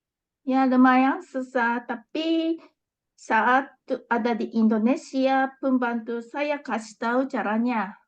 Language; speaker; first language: Indonesian; non-native, learner; Japanese